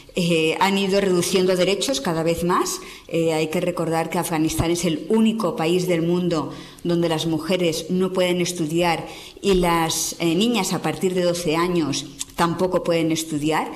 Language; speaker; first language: Spanish; native; Spanish